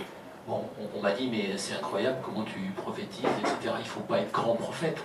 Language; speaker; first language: French; native; French